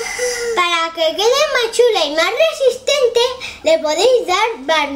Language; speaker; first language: Spanish; native; Spanish